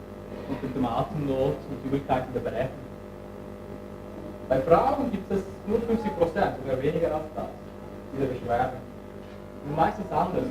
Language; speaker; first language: German; non-native, learner; Turkish